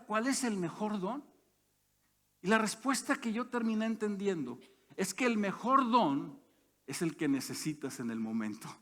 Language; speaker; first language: Spanish; native; Spanish